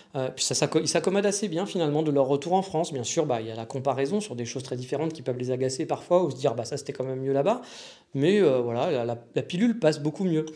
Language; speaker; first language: French; native; French